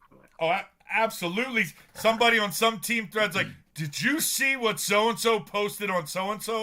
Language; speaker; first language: English; native; English